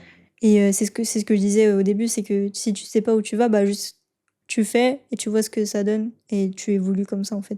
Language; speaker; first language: French; native; French